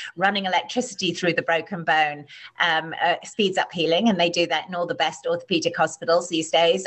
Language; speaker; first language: English; native; English